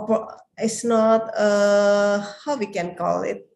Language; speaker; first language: English; non-native, learner; Indonesian